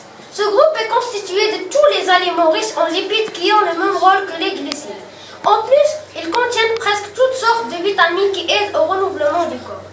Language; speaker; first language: French; non-native, local second language; Arabic